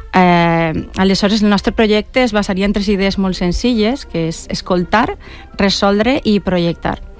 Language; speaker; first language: Catalan; native; Catalan